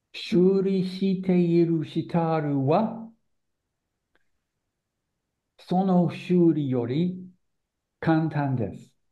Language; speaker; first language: Japanese; non-native, learner; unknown